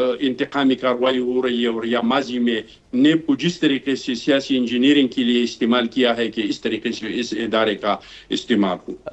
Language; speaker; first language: Urdu; non-native, local second language; Pashto